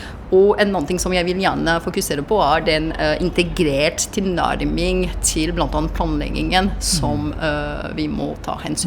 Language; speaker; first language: Norwegian; non-native, fluent; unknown